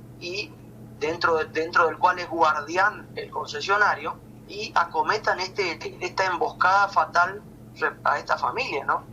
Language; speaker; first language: Spanish; native; Spanish